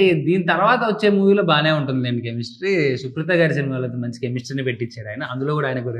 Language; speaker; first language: Telugu; native; Telugu